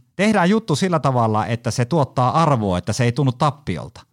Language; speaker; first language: Finnish; native; Finnish